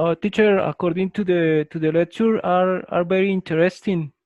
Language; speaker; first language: English; non-native, learner; Spanish